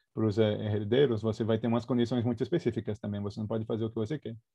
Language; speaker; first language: Portuguese; non-native, fluent; Spanish